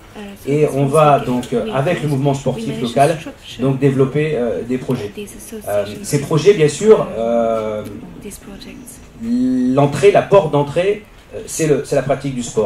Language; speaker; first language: French; native; French